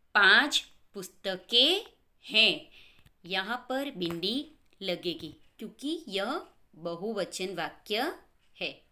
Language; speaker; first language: Hindi; non-native, local second language; Gujarati